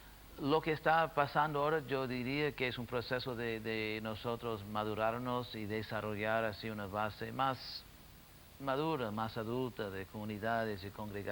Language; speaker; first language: Spanish; non-native, fluent; English